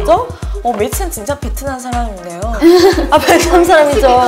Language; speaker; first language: Korean; non-native, learner; Chinese